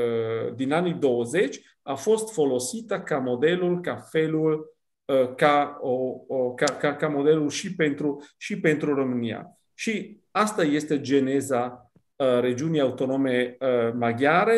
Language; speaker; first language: Romanian; non-native, fluent; Italian